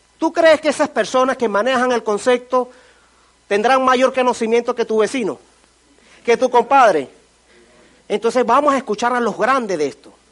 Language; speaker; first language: Spanish; native; Spanish